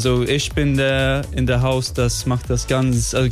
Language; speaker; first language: German; non-native, fluent; English